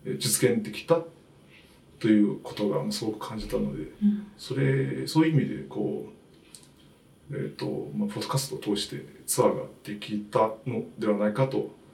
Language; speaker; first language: Japanese; non-native, fluent; Chinese